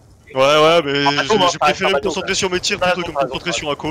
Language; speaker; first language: French; native; French